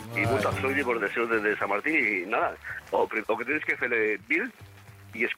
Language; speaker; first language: Spanish; non-native, local second language; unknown